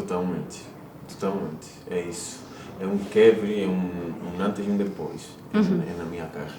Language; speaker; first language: Portuguese; non-native, fluent; Spanish